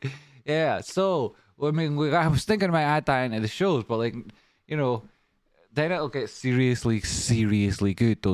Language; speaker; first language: English; native; English